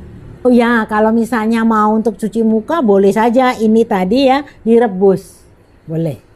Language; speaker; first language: Indonesian; native; Indonesian